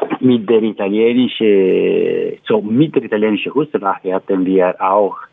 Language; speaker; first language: German; non-native, learner; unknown